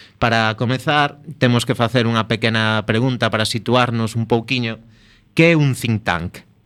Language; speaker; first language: Galician; native; Galician